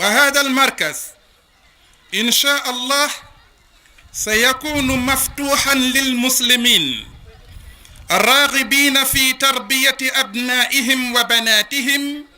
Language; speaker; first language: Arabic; non-native, fluent; Wolof